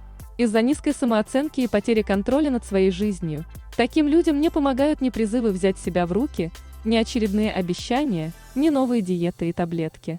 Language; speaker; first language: Russian; native; Russian